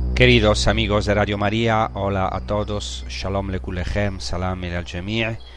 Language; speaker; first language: Spanish; non-native, fluent; Italian